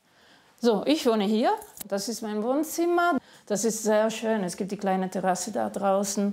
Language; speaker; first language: German; non-native, fluent; Italian